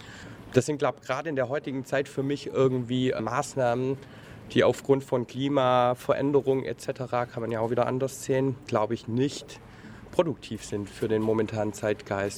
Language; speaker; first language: German; native; German